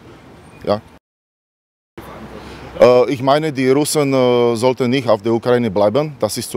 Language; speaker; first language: German; non-native, learner; Slovak